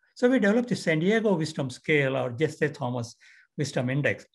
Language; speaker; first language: English; non-native, local second language; Marathi